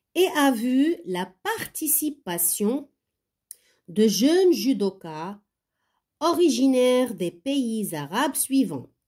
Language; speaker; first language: French; non-native, local second language; Arabic